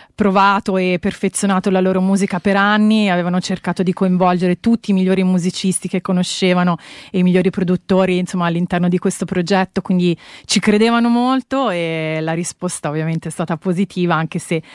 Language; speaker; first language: Italian; native; Italian